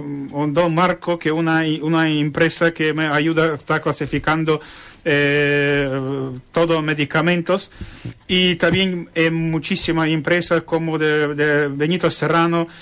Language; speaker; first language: Spanish; non-native, learner; Ukrainian